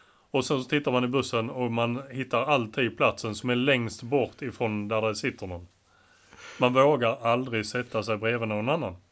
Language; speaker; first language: Swedish; native; Swedish